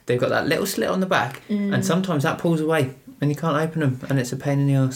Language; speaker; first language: English; native; English